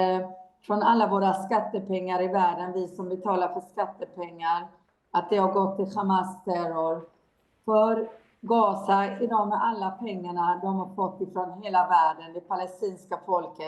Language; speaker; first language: Swedish; non-native, fluent; Hebrew